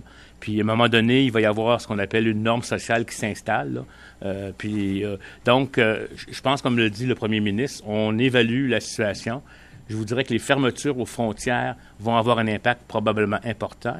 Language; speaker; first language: French; native; French